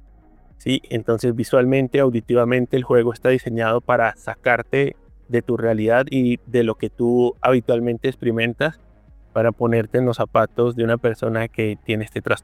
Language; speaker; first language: Spanish; native; Spanish